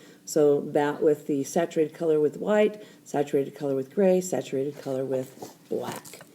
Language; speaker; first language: English; native; English